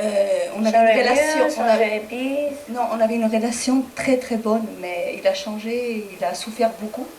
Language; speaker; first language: French; non-native, learner; Spanish